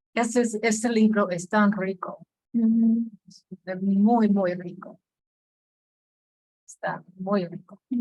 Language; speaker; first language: Spanish; non-native, fluent; English